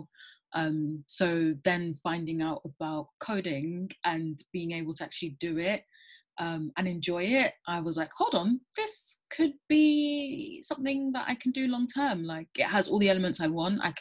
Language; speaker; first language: English; native; English